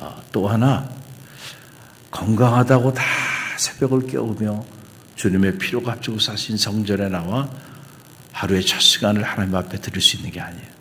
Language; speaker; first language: Korean; native; Korean